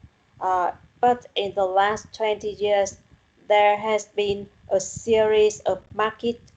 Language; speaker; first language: English; non-native, learner; Vietnamese